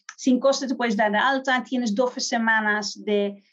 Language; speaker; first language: Spanish; non-native, fluent; Dutch